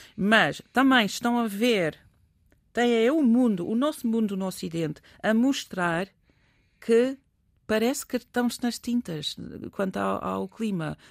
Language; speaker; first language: Portuguese; non-native, fluent; English